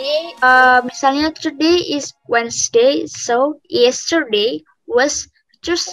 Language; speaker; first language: English; non-native, learner; Indonesian